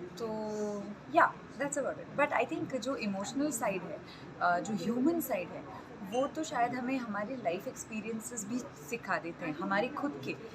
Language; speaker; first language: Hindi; non-native, local second language; Marathi